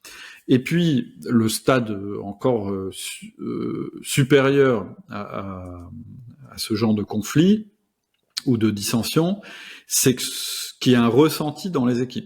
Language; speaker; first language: French; native; French